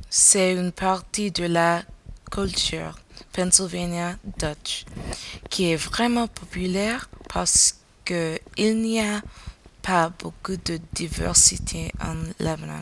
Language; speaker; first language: French; non-native, learner; English